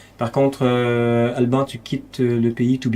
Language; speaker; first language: French; native; French